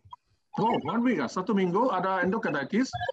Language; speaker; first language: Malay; non-native, learner; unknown